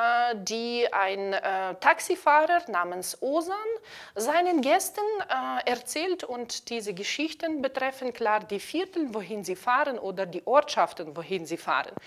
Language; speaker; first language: German; non-native, fluent; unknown